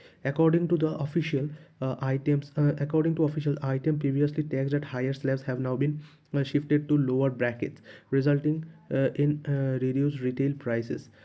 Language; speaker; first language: English; non-native, local second language; Bangla